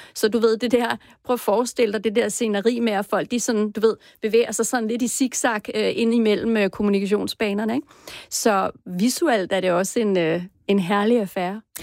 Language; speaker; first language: Danish; native; Danish